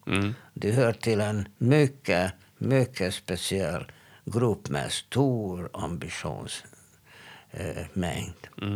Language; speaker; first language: Swedish; non-native, fluent; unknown